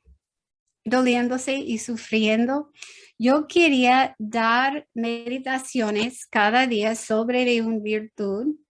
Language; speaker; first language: Spanish; non-native, learner; English